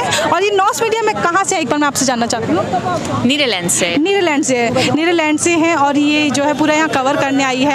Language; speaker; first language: Hindi; native; Hindi